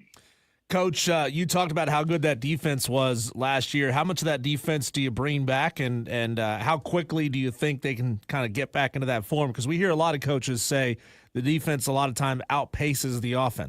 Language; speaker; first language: English; native; English